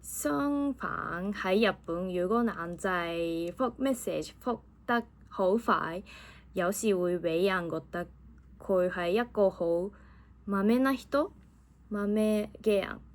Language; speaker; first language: Cantonese; non-native, fluent; Japanese